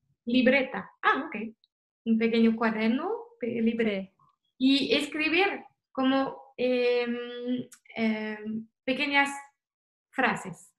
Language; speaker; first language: Spanish; non-native, fluent; French